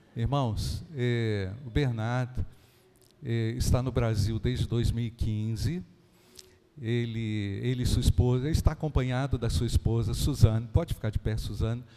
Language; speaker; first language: Portuguese; native; Portuguese